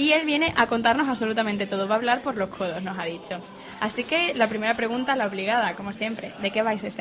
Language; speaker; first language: Spanish; native; Spanish